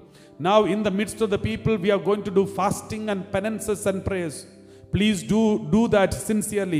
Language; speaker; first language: English; non-native, local second language; Malayalam